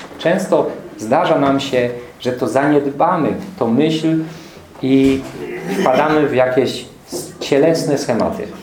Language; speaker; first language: Polish; non-native, fluent; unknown